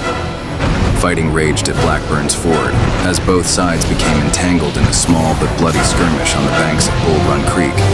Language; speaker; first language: English; native; English